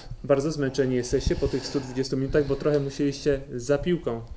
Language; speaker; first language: Polish; native; Polish